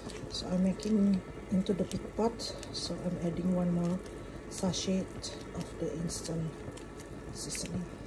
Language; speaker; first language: English; non-native, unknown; Indonesian